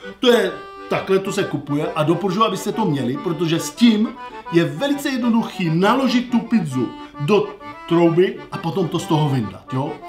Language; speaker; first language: Czech; non-native, fluent; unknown